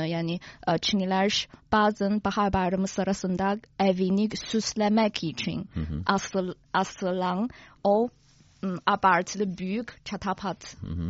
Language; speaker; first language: Turkish; non-native, fluent; Chinese